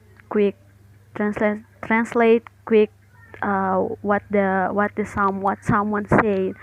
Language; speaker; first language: English; non-native, learner; Indonesian